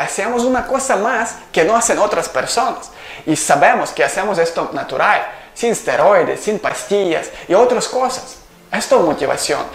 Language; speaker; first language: Spanish; non-native, learner; Ukrainian